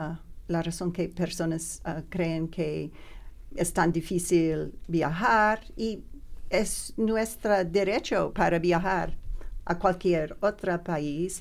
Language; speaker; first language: Spanish; non-native, learner; English